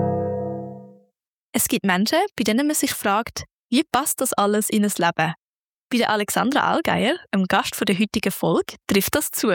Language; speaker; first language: German; native; German